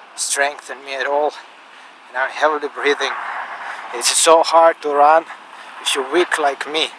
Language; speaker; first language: English; non-native, learner; Russian